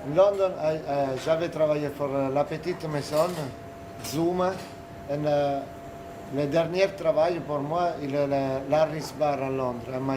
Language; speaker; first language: French; non-native, fluent; Italian